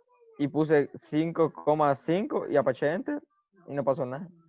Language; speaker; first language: Spanish; native; Spanish